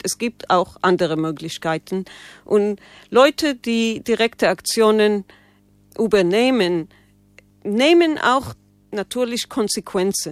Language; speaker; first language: German; non-native, learner; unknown